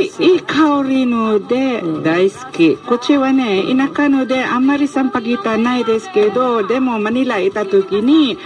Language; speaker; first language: Japanese; non-native, learner; Filipino